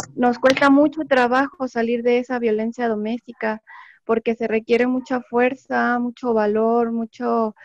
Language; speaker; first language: Spanish; native; Spanish